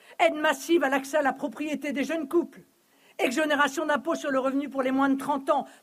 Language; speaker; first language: French; native; French